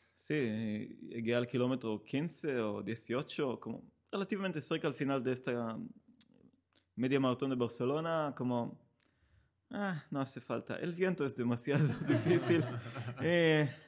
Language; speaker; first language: Spanish; non-native, fluent; Hebrew